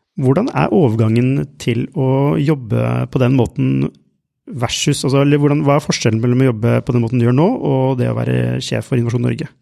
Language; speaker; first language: Norwegian; native; Norwegian